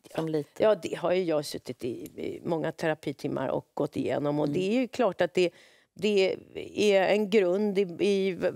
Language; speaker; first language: Swedish; native; Swedish